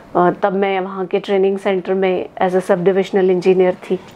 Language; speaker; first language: Hindi; native; Hindi